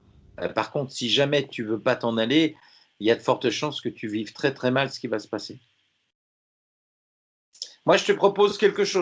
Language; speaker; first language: French; native; French